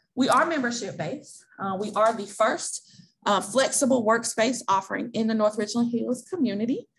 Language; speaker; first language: English; native; English